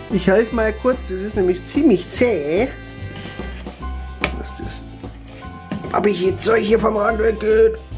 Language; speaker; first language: German; native; German